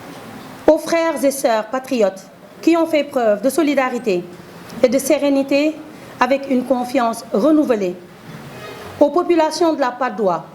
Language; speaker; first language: French; non-native, local second language; Wolof